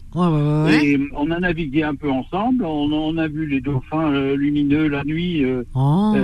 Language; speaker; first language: French; native; French